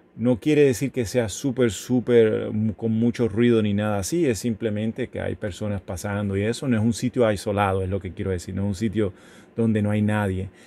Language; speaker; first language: Spanish; native; Spanish